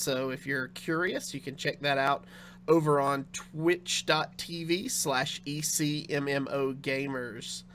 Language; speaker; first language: English; native; English